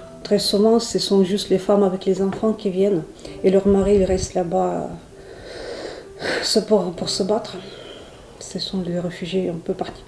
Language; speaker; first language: French; non-native, fluent; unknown